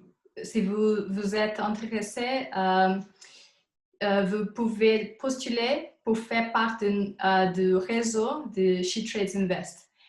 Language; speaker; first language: French; non-native, fluent; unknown